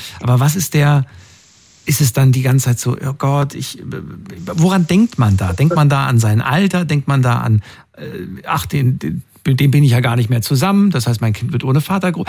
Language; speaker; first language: German; native; German